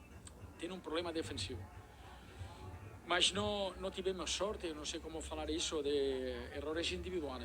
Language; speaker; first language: Portuguese; non-native, learner; Spanish